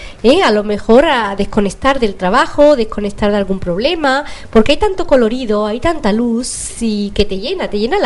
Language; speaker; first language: Spanish; native; Spanish